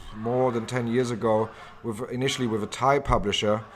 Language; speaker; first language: English; non-native, fluent; German